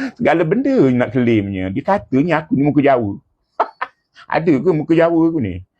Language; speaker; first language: Malay; native; Malay